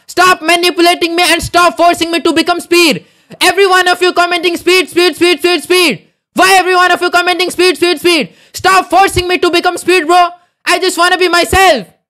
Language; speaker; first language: English; non-native, local second language; Odia